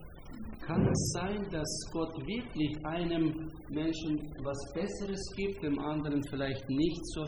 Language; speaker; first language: German; non-native, fluent; Hungarian